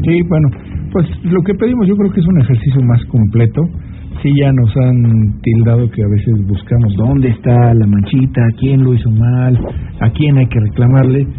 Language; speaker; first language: Spanish; native; Spanish